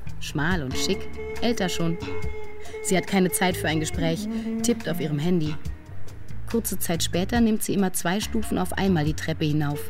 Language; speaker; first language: German; native; German